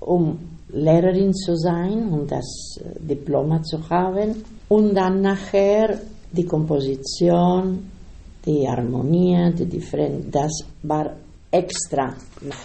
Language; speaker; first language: German; non-native, learner; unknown